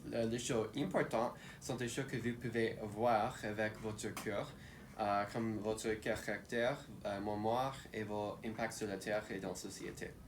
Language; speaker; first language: French; non-native, local second language; English